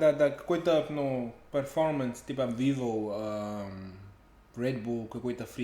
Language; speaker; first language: Russian; non-native, fluent; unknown